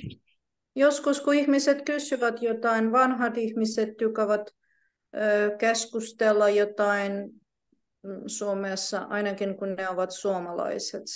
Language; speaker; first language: Finnish; non-native, fluent; Ukrainian